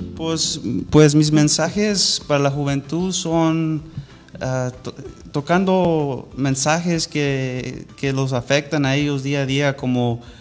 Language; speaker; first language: Spanish; early bilingual, heritage; Spanish